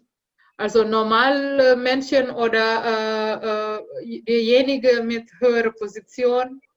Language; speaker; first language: German; non-native, learner; Indonesian